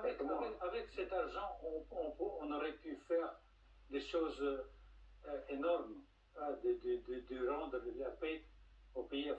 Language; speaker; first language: French; non-native, fluent; Russian